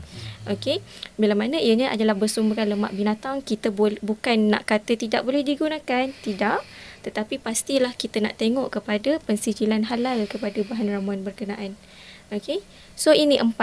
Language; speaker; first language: Malay; native; Malay